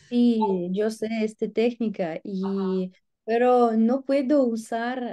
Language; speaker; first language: Spanish; non-native, learner; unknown